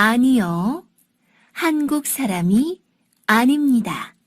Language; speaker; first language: Korean; non-native, learner; Sinhala